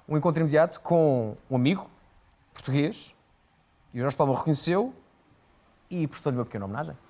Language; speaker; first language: Portuguese; native; Portuguese